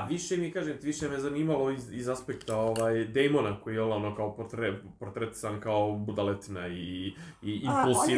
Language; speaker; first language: Serbian; native; Serbian